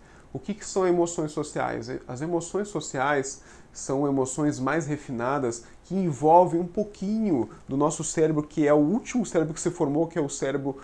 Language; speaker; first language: Portuguese; native; Portuguese